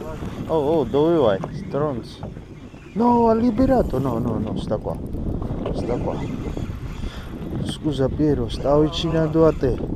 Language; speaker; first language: Italian; non-native, learner; Georgian